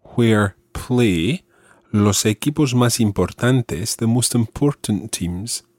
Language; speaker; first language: Spanish; non-native, fluent; English